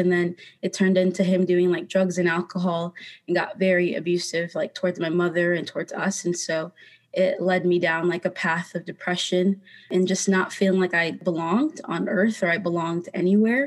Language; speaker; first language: English; native; English